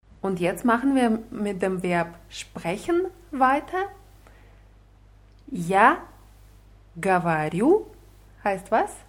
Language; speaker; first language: German; non-native, fluent; Russian